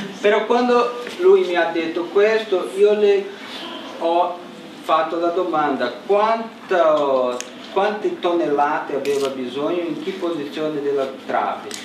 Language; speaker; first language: Italian; non-native, learner; Portuguese